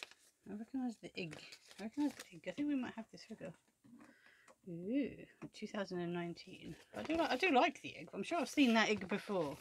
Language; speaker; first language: English; native; English